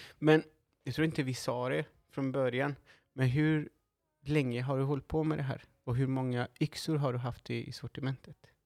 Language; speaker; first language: Swedish; non-native, fluent; Spanish